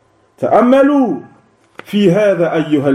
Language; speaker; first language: Arabic; non-native, fluent; French